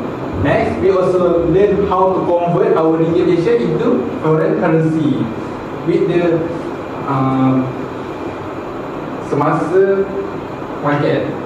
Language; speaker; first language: English; non-native, fluent; Malay